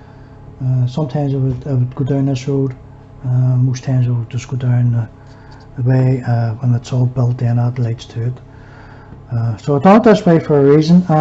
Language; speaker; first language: English; native; English